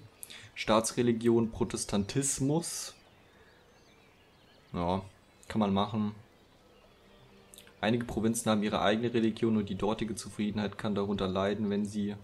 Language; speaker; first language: German; native; German